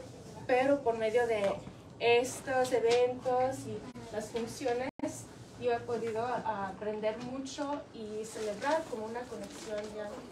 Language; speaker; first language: Spanish; early bilingual, heritage; English